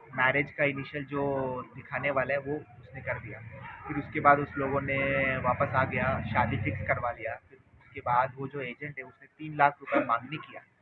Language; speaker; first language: Hindi; non-native, local second language; Marathi